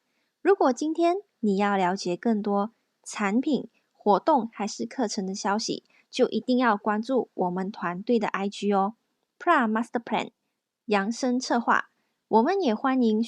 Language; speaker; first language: Chinese; native; Chinese